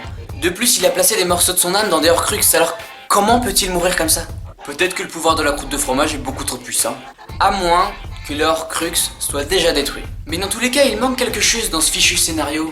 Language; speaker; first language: French; native; French